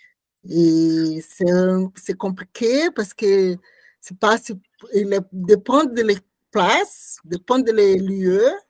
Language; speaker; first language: French; non-native, learner; Portuguese